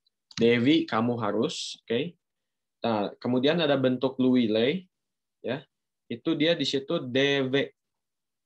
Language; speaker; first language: Indonesian; native; Indonesian